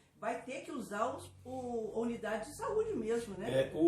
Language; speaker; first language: Portuguese; native; Portuguese